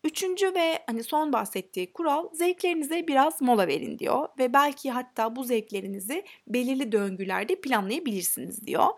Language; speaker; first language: Turkish; native; Turkish